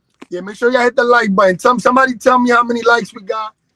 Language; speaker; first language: English; early bilingual, other home language; Spanish